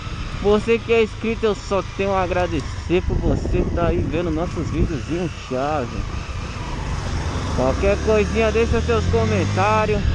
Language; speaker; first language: Portuguese; native; Portuguese